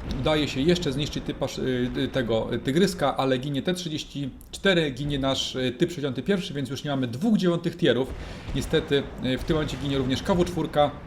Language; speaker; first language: Polish; native; Polish